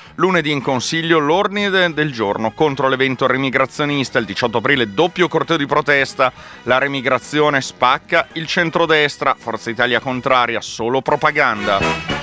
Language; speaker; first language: Italian; native; Italian